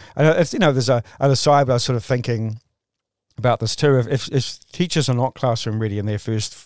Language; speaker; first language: English; native; English